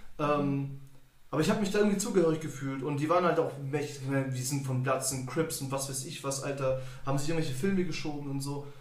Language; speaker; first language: German; early bilingual, other home language; Turkish